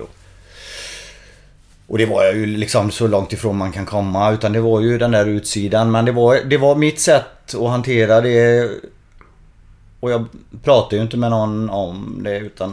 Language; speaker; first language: Swedish; native; Swedish